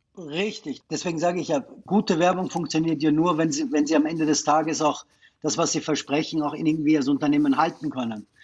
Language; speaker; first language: German; non-native, fluent; Persian